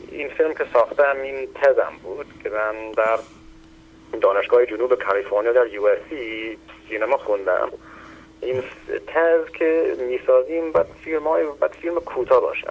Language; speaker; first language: Persian; early bilingual, heritage; Persian